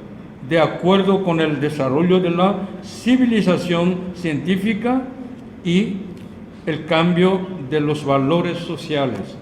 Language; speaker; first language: Spanish; non-native, fluent; Korean